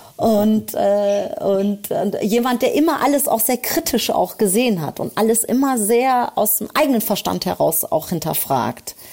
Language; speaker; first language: German; early bilingual, other home language; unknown